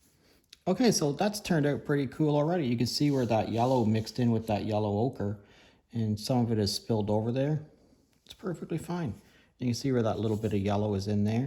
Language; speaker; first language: English; native; English